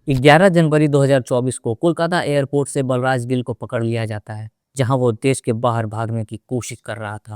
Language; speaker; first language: Hindi; native; Hindi